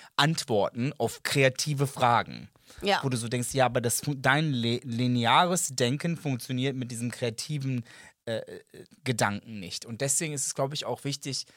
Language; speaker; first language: German; non-native, fluent; Serbian